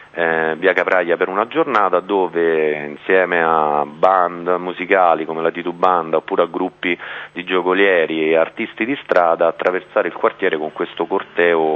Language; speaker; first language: Italian; native; Italian